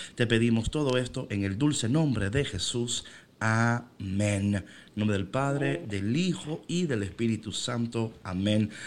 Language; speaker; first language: Spanish; native; Spanish